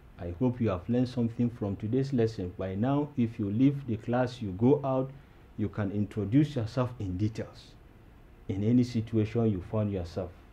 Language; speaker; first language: English; non-native, local second language; Hausa